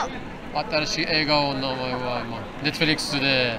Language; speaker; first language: Japanese; non-native, learner; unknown